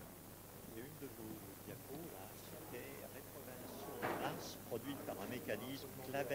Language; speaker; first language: French; native; French